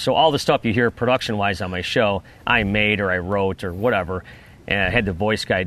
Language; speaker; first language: English; native; English